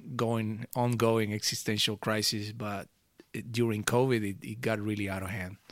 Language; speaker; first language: English; early bilingual, other home language; Portuguese